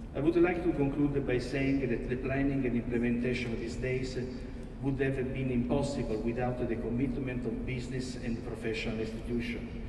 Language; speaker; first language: English; non-native, fluent; Italian